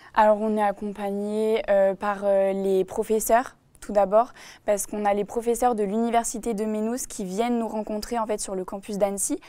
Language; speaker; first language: French; native; French